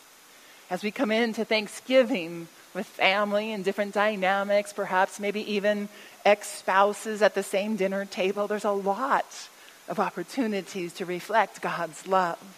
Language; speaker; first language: English; native; English